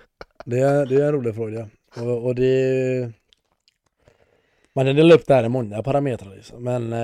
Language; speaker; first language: Swedish; native; Swedish